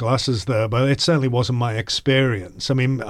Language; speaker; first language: English; native; English